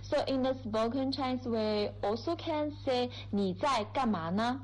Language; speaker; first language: English; non-native, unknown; Chinese